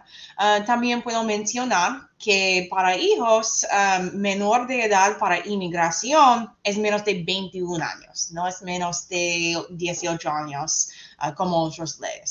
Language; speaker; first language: Spanish; non-native, fluent; English